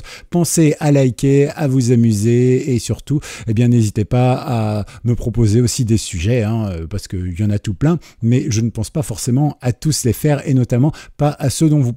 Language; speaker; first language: French; native; French